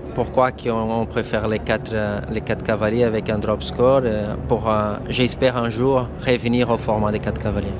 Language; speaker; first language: French; non-native, fluent; Portuguese